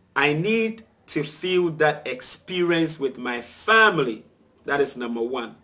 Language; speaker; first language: English; non-native, local second language; Akan